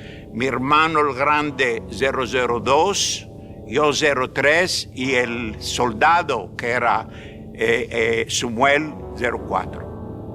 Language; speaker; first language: Spanish; non-native, fluent; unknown